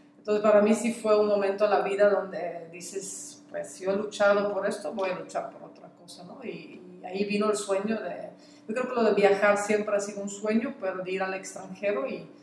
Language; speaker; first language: Spanish; non-native, fluent; Dutch